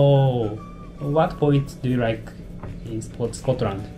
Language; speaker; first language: English; non-native, learner; Japanese